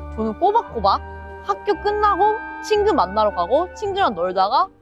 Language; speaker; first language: Korean; non-native, fluent; Japanese